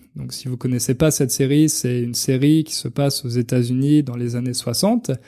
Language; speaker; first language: French; native; French